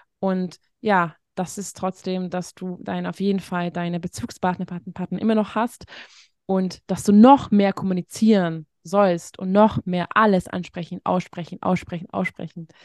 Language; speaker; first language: German; non-native, fluent; Hungarian